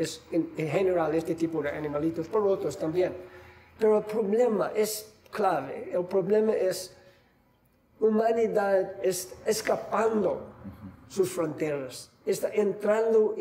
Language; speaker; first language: Spanish; non-native, fluent; English